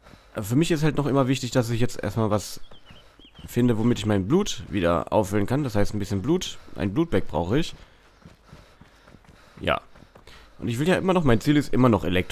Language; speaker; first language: German; native; German